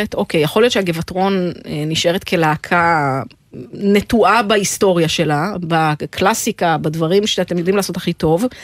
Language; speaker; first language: Hebrew; native; Hebrew